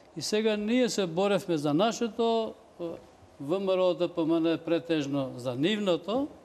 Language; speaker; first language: Macedonian; non-native, local second language; Albanian